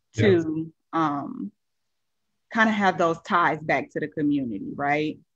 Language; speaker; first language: English; native; English